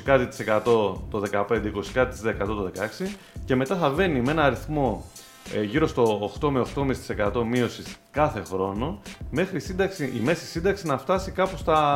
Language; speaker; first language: Greek; native; Greek